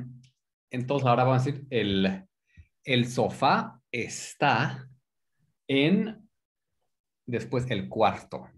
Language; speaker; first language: Spanish; non-native, fluent; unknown